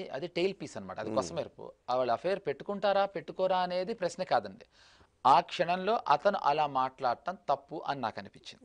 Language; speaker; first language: Telugu; native; Telugu